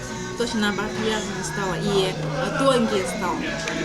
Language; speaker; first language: Russian; non-native, learner; Chinese